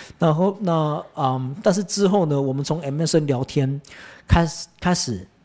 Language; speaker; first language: Chinese; early bilingual, heritage; Chinese